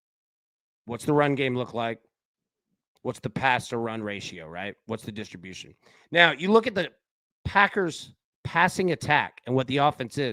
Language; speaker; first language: English; native; English